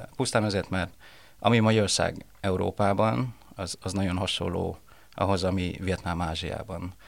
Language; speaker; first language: Hungarian; early bilingual, other home language; Vietnamese